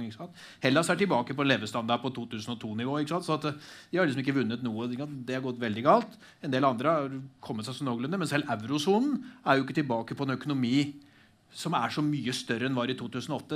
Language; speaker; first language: Norwegian; native; Norwegian